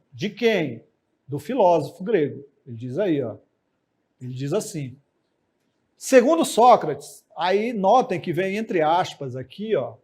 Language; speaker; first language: Portuguese; native; Portuguese